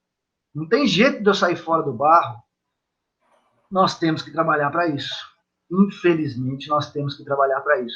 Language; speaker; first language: Portuguese; native; Portuguese